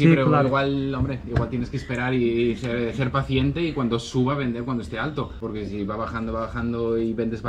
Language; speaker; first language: Spanish; native; Spanish